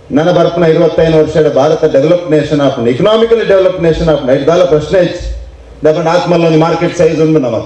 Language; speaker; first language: Kannada; non-native, local second language; Tulu